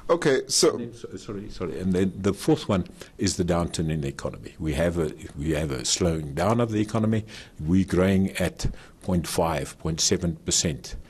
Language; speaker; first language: English; non-native, local second language; Afrikaans